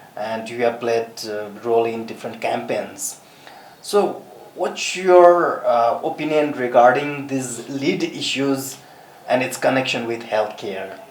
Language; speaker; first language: English; non-native, local second language; Nepali